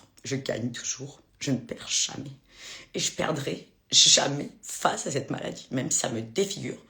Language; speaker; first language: French; native; French